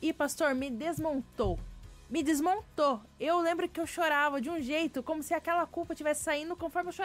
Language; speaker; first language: Portuguese; native; Portuguese